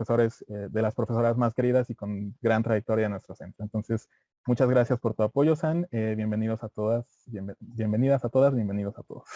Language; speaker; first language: Spanish; native; Spanish